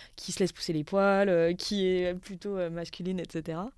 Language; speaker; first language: French; native; French